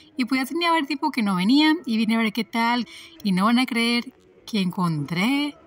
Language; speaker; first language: Spanish; native; Spanish